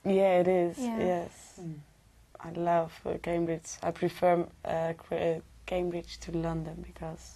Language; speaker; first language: English; non-native, learner; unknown